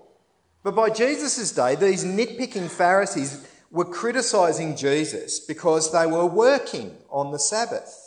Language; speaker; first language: English; native; English